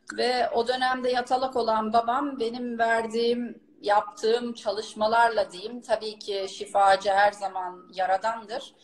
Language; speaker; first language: Turkish; native; Turkish